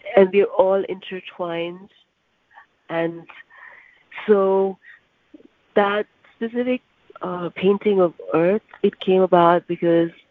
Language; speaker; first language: English; non-native, local second language; Urdu